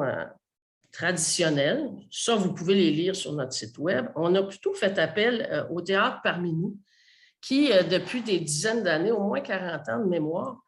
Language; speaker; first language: French; native; French